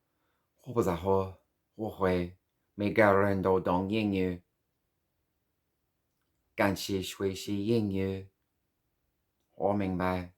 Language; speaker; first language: Chinese; non-native, learner; English